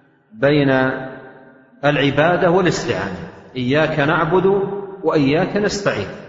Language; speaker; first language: Arabic; native; Arabic